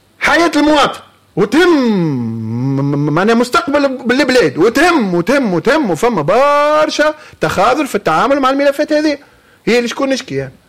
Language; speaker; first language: Arabic; native; Arabic